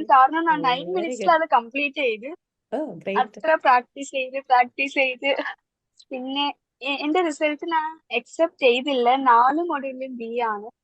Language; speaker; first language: Malayalam; early bilingual, heritage; Malayalam